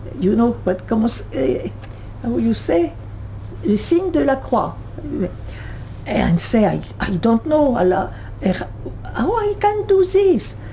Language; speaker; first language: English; non-native, learner; French